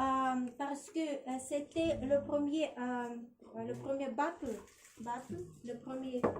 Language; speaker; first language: French; non-native, learner; Russian